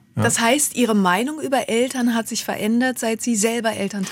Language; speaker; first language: German; native; German